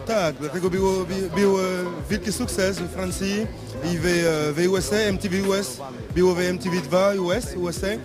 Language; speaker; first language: Polish; non-native, learner; French